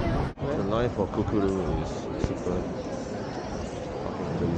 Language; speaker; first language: English; non-native, local second language; Chinese